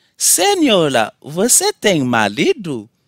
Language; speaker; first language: Portuguese; non-native, learner; Haitian Creole